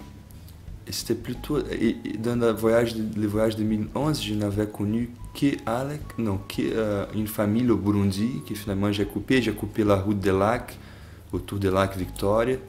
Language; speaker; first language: French; non-native, fluent; Portuguese